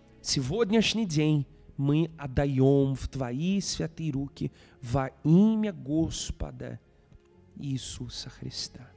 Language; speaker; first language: Russian; non-native, fluent; Portuguese